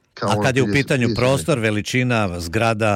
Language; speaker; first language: Serbian; native; Serbian